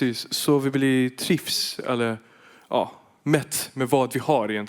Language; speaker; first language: Swedish; non-native, fluent; Persian